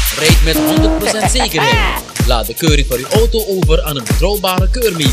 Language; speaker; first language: Dutch; native; Dutch